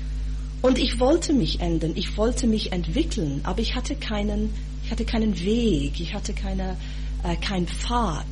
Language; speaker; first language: German; non-native, fluent; English